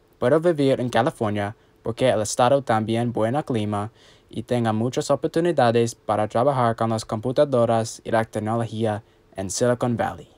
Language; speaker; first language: Spanish; non-native, learner; English